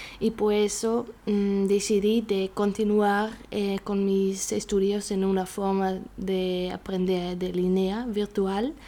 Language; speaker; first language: Spanish; non-native, learner; German